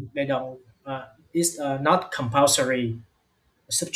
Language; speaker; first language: English; non-native, learner; Vietnamese